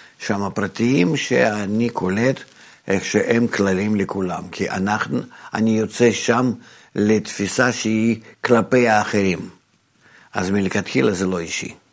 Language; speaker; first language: Hebrew; non-native, fluent; Russian